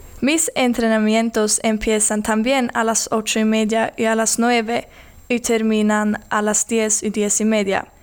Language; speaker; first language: Spanish; non-native, learner; Swedish